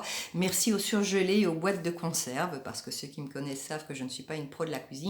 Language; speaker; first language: French; native; French